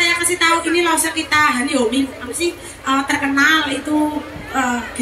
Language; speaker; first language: Indonesian; non-native, local second language; Javanese